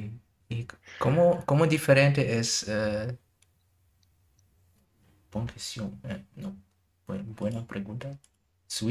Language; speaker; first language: French; non-native, learner; German